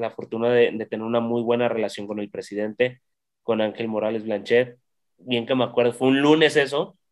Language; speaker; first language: Spanish; native; Spanish